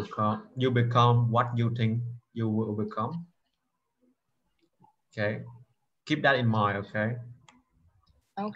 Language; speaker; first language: English; non-native, fluent; Vietnamese